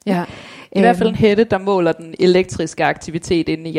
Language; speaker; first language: Danish; native; Danish